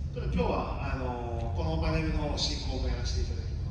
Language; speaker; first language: Japanese; native; Japanese